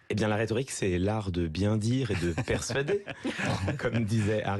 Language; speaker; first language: French; native; French